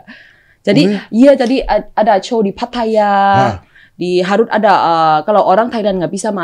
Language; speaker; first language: Indonesian; non-native, fluent; Thai